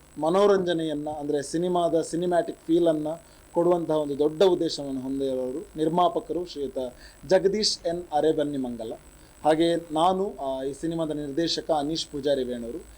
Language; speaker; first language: Kannada; non-native, local second language; Tulu